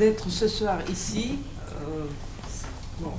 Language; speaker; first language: French; non-native, fluent; Georgian